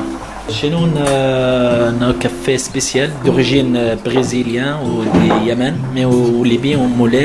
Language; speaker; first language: French; non-native, learner; Arabic